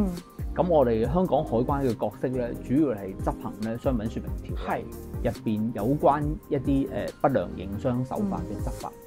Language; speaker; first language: Cantonese; native; Cantonese